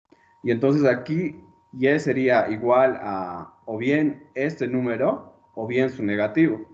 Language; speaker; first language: Spanish; native; Spanish